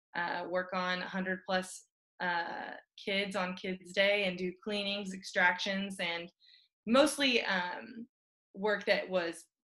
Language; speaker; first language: English; native; English